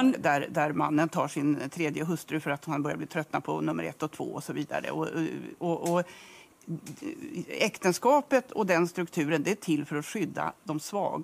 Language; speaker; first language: Swedish; native; Swedish